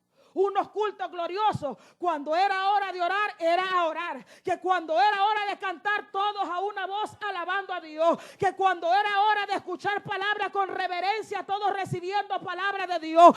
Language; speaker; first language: Spanish; native; Spanish